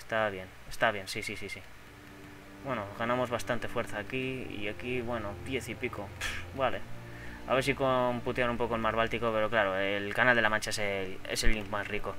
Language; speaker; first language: Spanish; native; Spanish